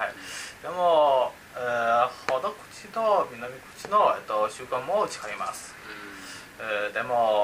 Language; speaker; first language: Japanese; non-native, learner; Chinese